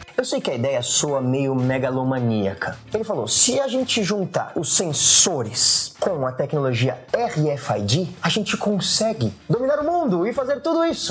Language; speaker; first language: Portuguese; native; Portuguese